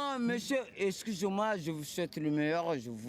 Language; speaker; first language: French; non-native, local second language; Comorian